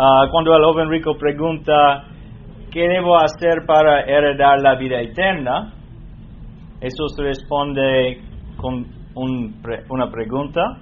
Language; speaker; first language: Spanish; non-native, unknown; English